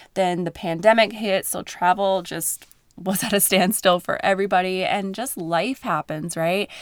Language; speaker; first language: English; native; English